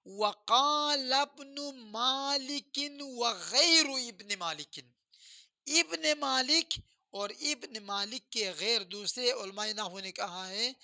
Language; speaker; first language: Urdu; non-native, local second language; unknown